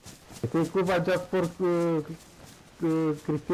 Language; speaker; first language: English; non-native, learner; Romanian